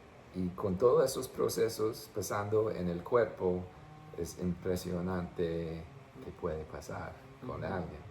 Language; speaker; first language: Spanish; non-native, fluent; English